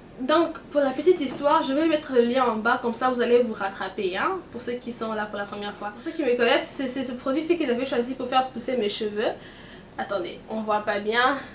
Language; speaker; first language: French; non-native, local second language; Lingala